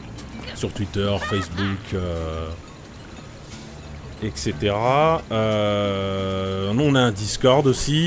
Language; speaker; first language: French; native; French